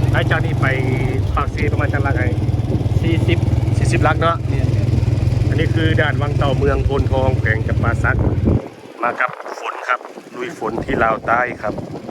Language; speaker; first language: Thai; native; Thai